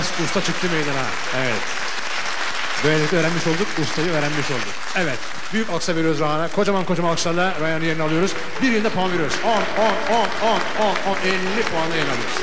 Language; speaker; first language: Turkish; native; Turkish